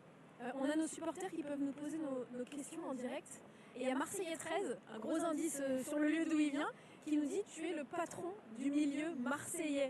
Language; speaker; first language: French; native; French